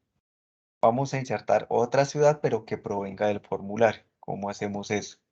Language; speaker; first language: Spanish; native; Spanish